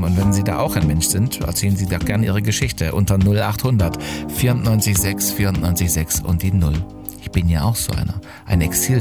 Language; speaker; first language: German; native; German